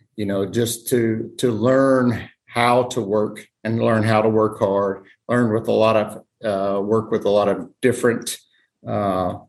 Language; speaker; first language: English; native; English